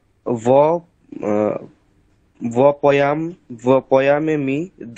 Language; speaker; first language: Persian; non-native, learner; Bangla